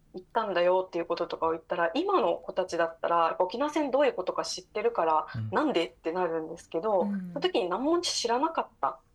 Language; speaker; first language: Japanese; native; Japanese